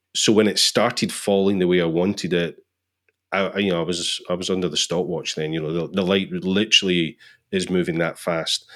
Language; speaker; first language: English; native; English